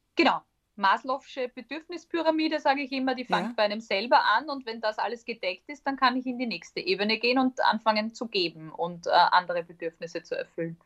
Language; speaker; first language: German; native; German